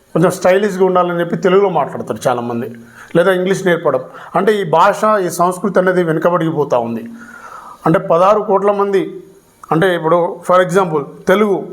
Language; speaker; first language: Telugu; non-native, local second language; Lambadi